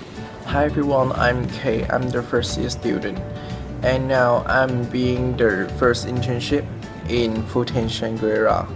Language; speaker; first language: English; non-native, learner; Chinese